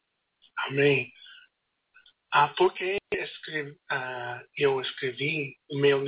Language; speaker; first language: Portuguese; non-native, learner; English